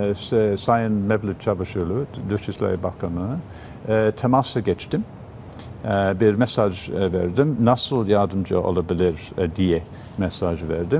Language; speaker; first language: Turkish; non-native, fluent; English